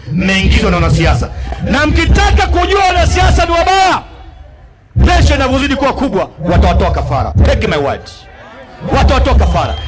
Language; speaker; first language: Swahili; native; Swahili